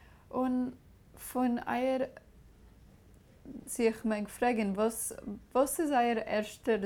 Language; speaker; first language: German; non-native, fluent; English